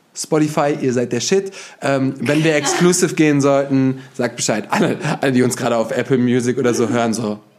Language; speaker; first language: German; native; German